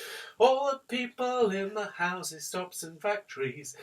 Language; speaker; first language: English; native; English